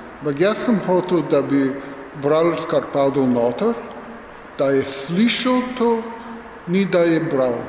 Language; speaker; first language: Slovenian; non-native, fluent; English